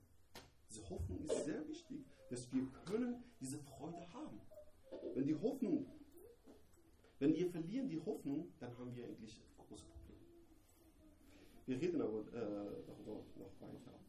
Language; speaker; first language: German; non-native, learner; Persian